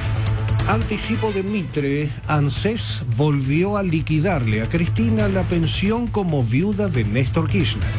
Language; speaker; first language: Spanish; native; Spanish